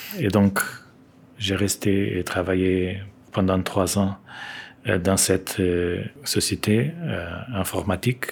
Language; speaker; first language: French; non-native, fluent; Portuguese